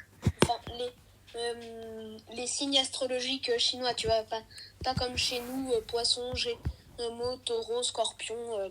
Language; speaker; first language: French; native; French